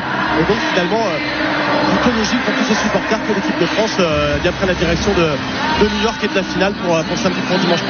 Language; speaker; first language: French; native; French